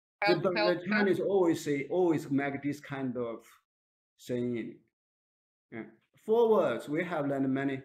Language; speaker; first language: English; non-native, learner; Chinese